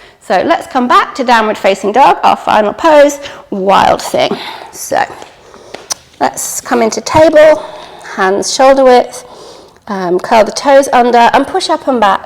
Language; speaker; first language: English; native; English